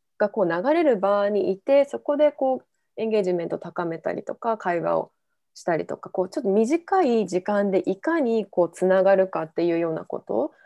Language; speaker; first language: Japanese; native; Japanese